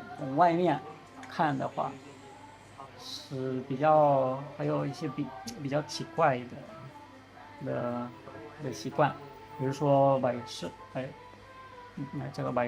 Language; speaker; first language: Chinese; non-native, learner; Spanish